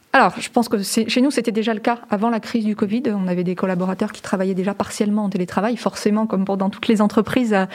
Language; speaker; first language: French; native; French